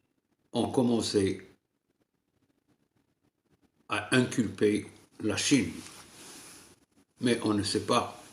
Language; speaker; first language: French; non-native, local second language; Arabic